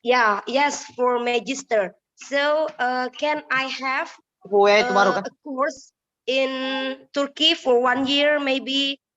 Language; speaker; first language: English; non-native, learner; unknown